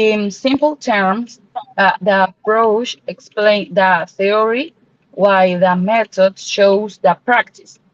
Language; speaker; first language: English; non-native, learner; Spanish